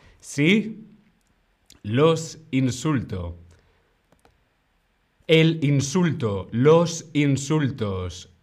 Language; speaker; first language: Spanish; native; Spanish